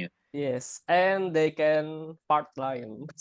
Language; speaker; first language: English; non-native, learner; Indonesian